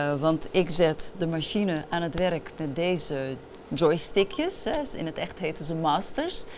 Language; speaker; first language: Dutch; early bilingual, other home language; Arabic